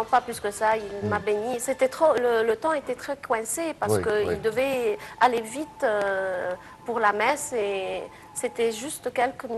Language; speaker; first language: French; non-native, fluent; Arabic